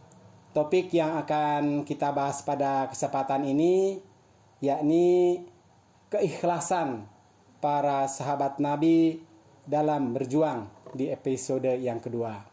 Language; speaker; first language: Indonesian; native; Indonesian